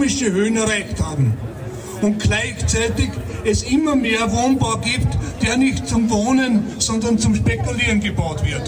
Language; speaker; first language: German; native; German